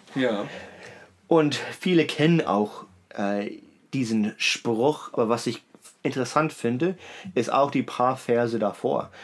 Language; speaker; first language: German; native; German